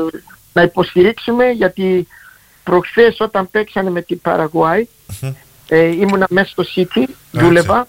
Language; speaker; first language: Greek; early bilingual, heritage; Greek